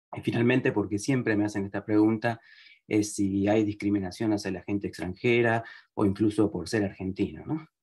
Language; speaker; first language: Spanish; native; Spanish